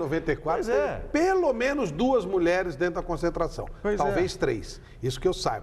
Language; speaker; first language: Portuguese; native; Portuguese